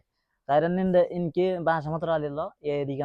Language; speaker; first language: Malayalam; non-native, learner; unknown